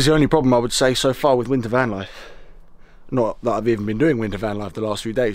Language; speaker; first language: English; native; English